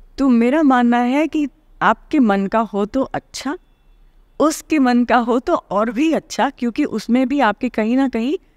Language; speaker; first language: Hindi; native; Hindi